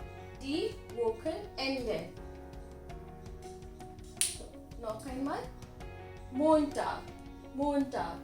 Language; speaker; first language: German; non-native, learner; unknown